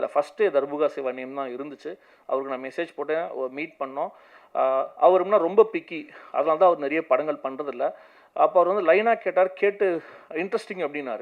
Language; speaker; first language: Tamil; native; Tamil